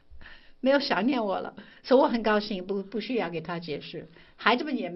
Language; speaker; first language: Chinese; non-native, fluent; English